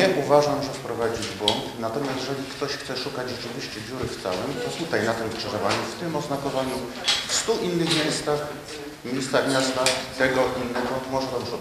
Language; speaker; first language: Polish; native; Polish